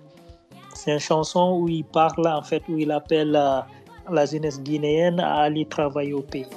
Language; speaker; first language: French; non-native, local second language; Fula